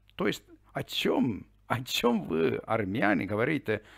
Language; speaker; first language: Russian; non-native, fluent; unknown